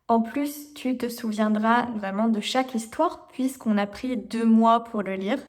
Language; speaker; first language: French; native; French